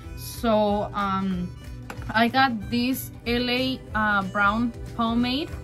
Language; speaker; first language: English; early bilingual, other home language; Spanish